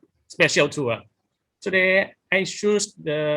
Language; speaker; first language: English; non-native, fluent; Thai